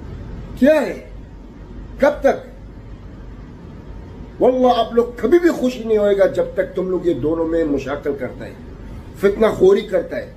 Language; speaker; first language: Hindi; non-native, learner; Arabic